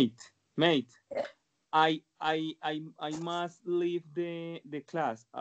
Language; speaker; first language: English; non-native, learner; Spanish